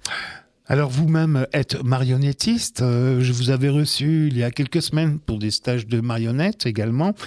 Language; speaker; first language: French; native; French